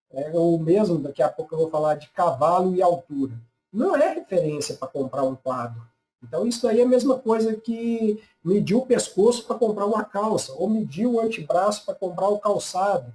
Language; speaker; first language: Portuguese; native; Portuguese